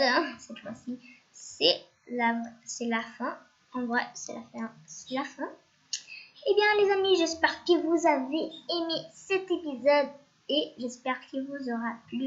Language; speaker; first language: French; non-native, fluent; Spanish